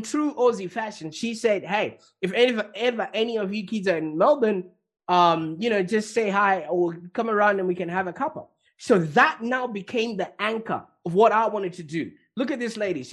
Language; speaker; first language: English; non-native, local second language; Shona